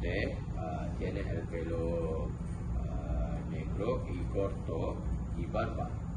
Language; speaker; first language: Spanish; non-native, learner; Malay